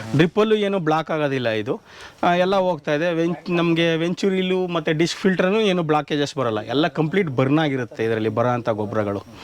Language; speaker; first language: Kannada; native; Kannada